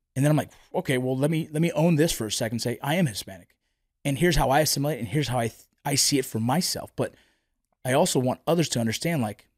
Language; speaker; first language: English; early bilingual, other home language; Spanish